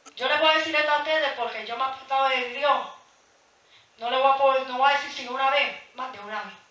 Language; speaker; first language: Spanish; early bilingual, heritage; Spanish